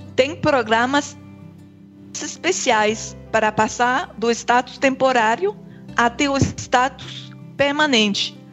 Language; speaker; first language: Portuguese; non-native, fluent; English